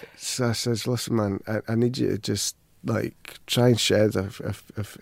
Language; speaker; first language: English; native; English